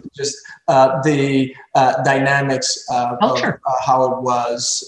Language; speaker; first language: English; early bilingual, other home language; Spanish